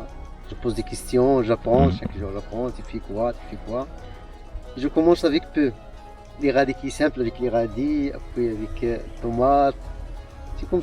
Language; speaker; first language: French; non-native, learner; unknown